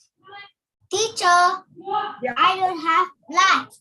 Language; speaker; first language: English; non-native, learner; Vietnamese